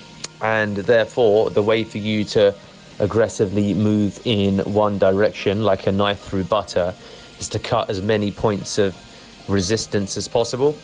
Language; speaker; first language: English; native; English